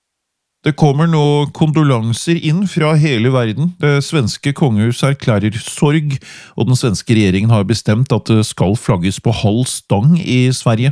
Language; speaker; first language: Norwegian; native; Norwegian